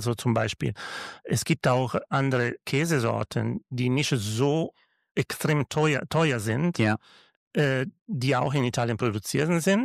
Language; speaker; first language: German; non-native, learner; Italian